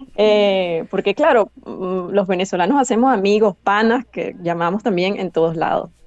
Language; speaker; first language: Spanish; native; Spanish